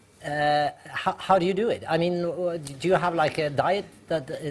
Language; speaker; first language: English; non-native, fluent; Norwegian